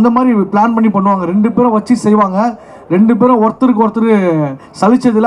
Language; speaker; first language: Tamil; native; Tamil